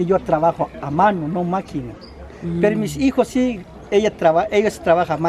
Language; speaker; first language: Spanish; non-native, local second language; Kaqchikel